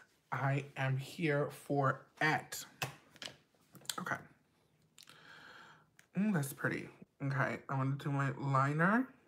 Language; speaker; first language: English; early bilingual, other home language; Spanish